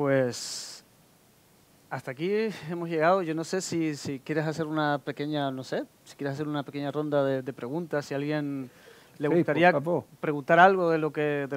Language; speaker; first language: Spanish; native; Spanish